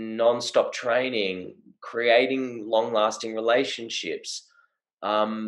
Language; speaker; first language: English; native; English